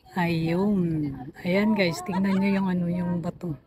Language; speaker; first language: Filipino; native; Filipino